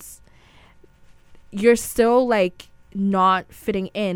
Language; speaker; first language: English; non-native, local second language; Akan